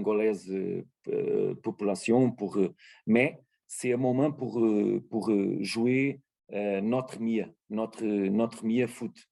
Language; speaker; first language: French; non-native, learner; Portuguese